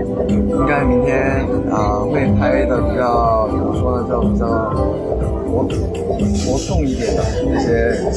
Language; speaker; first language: Chinese; early bilingual, heritage; Chinese